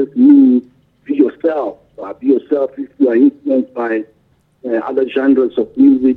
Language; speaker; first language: English; non-native, local second language; Tswana